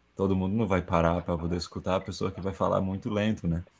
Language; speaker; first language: Portuguese; non-native, fluent; English